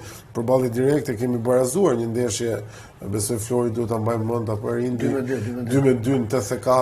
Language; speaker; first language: Albanian; native; Albanian